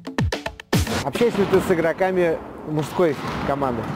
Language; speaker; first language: Russian; native; Russian